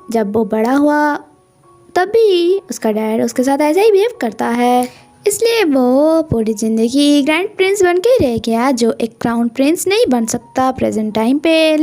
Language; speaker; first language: Hindi; non-native, local second language; Bangla